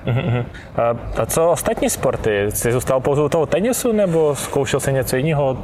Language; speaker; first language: Czech; native; Czech